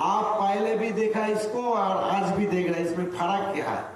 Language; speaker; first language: Hindi; non-native, local second language; Bangla